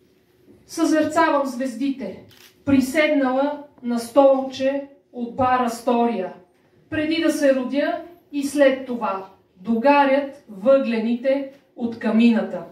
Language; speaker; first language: Bulgarian; native; Bulgarian